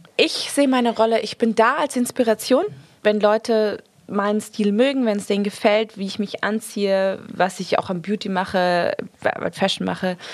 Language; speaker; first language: German; early bilingual, other home language; Spanish